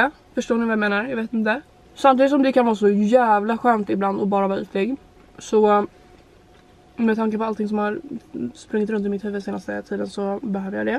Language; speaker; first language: Swedish; native; Swedish